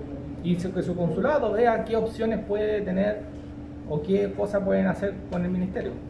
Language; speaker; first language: Spanish; native; Spanish